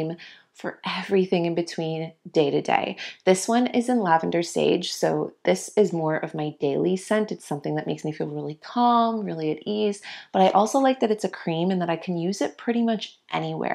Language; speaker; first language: English; native; English